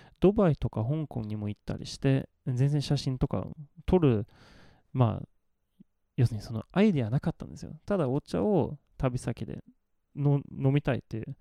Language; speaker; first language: Japanese; non-native, fluent; Swedish